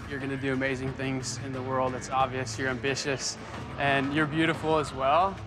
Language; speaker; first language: English; native; English